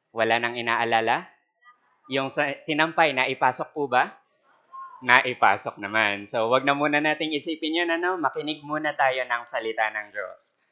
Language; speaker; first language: Filipino; non-native, local second language; Pampanga